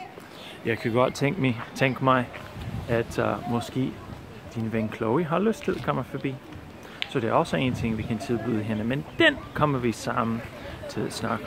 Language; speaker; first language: Danish; non-native, fluent; English